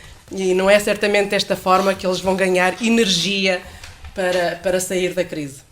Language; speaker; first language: Portuguese; native; Portuguese